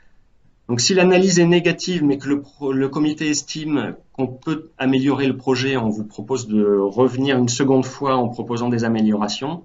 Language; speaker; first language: French; native; French